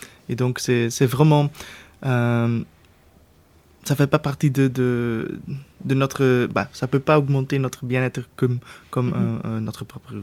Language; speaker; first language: French; non-native, local second language; Dutch